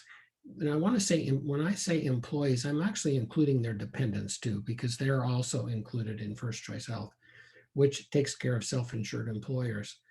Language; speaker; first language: English; native; English